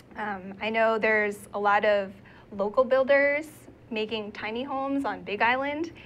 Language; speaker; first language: English; native; English